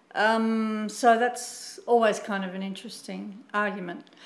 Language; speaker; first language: English; native; English